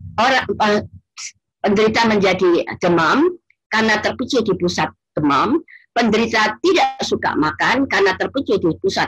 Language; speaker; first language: Indonesian; native; Indonesian